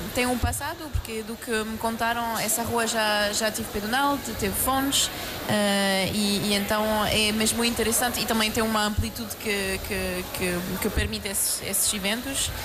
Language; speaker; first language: Portuguese; non-native, fluent; French